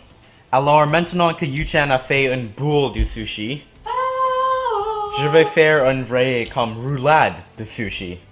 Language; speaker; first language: French; non-native, learner; English